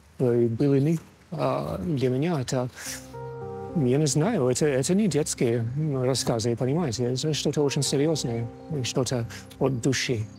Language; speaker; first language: Russian; non-native, fluent; English